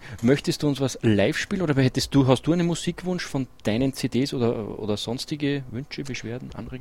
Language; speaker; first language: German; native; German